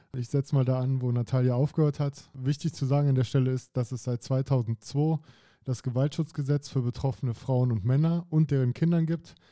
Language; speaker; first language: German; native; German